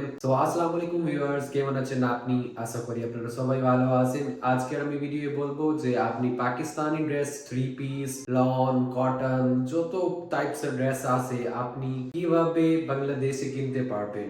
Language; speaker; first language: Bangla; non-native, fluent; Urdu